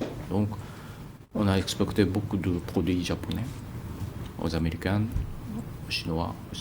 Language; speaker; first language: French; non-native, fluent; Japanese